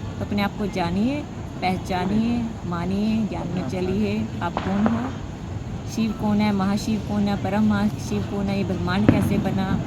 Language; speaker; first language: Hindi; native; Hindi